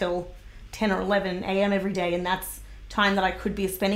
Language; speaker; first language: English; native; English